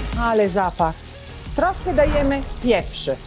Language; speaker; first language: Polish; non-native, learner; Italian